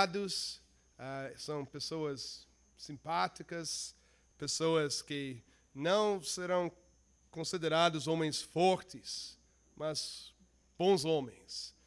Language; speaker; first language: Portuguese; non-native, fluent; English